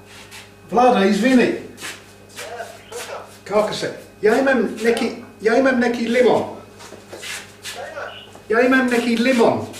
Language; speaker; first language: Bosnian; non-native, learner; English